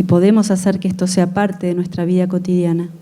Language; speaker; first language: Spanish; native; Spanish